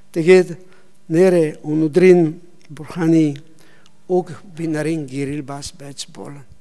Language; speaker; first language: Mongolian; non-native, learner; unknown